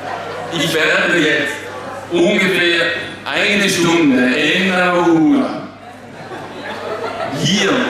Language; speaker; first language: German; non-native, fluent; Italian